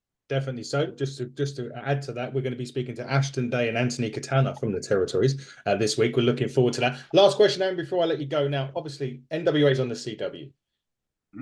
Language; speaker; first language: English; native; English